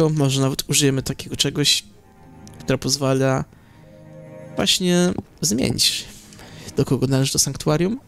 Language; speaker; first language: Polish; native; Polish